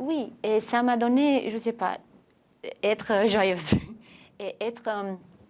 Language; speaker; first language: French; non-native, fluent; Romanian